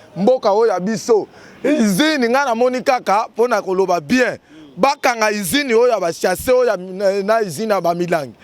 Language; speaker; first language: Lingala; native; Lingala